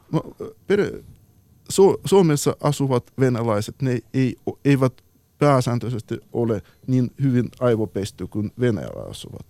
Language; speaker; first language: Finnish; non-native, fluent; Ukrainian